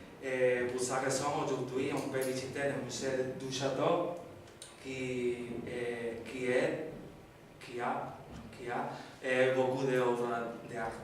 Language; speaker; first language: French; non-native, learner; Spanish